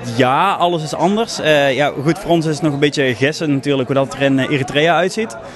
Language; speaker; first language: Dutch; native; Dutch